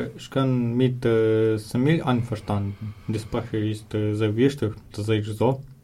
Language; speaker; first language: German; non-native, learner; Ukrainian